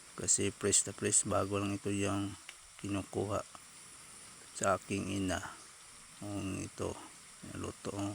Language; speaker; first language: Filipino; non-native, local second language; Cebuano